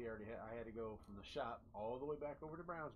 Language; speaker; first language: English; native; English